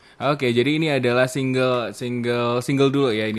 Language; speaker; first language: Indonesian; native; Indonesian